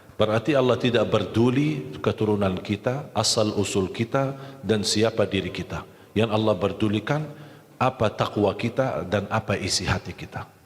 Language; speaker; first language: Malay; non-native, fluent; Arabic